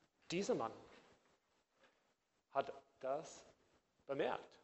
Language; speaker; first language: German; non-native, fluent; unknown